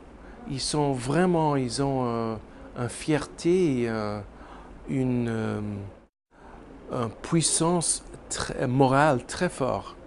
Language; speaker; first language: French; non-native, learner; English